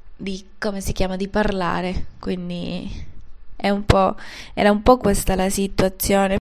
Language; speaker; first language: Italian; non-native, fluent; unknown